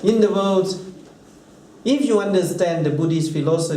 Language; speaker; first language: English; non-native, fluent; Thai